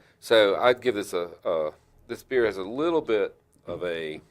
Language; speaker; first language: English; native; English